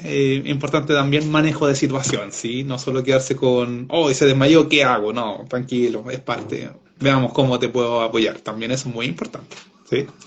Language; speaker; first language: Spanish; native; Spanish